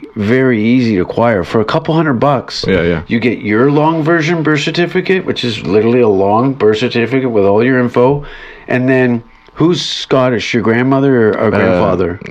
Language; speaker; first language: English; native; English